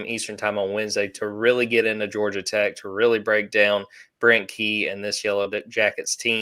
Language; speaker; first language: English; native; English